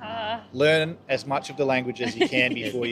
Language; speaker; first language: English; native; English